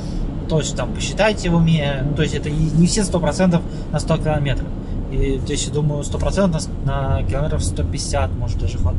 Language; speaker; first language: Russian; native; Russian